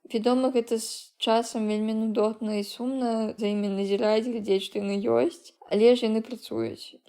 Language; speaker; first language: Belarusian; non-native, local second language; Russian